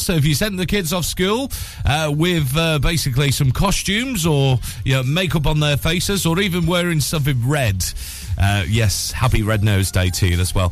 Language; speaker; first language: English; native; English